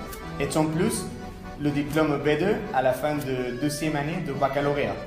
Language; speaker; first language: French; non-native, learner; Spanish